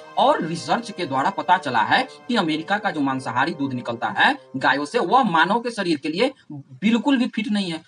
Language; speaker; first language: Hindi; native; Hindi